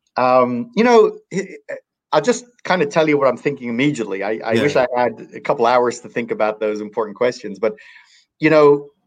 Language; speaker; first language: English; native; English